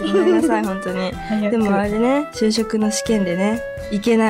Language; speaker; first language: Japanese; native; Japanese